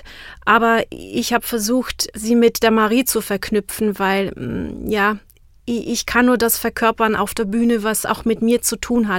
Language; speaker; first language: German; non-native, fluent; Czech